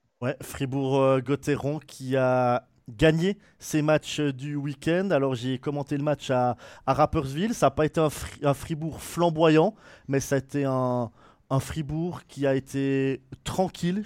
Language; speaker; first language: French; native; French